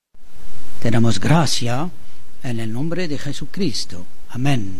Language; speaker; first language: Spanish; non-native, fluent; French